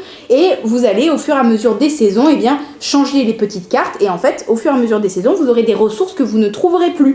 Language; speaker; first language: French; native; French